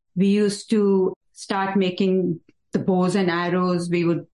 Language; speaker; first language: English; non-native, local second language; Hindi